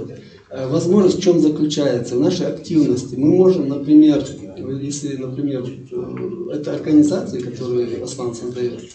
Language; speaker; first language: Russian; non-native, local second language; Chechen